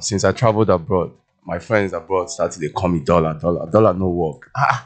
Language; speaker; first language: English; non-native, local second language; Igbo